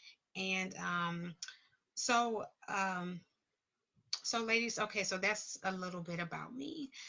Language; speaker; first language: English; native; English